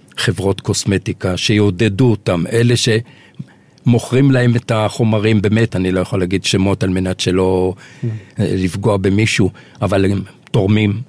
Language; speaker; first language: Hebrew; early bilingual, other home language; Arabic